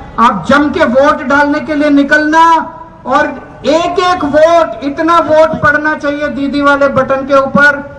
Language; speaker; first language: Hindi; native; Hindi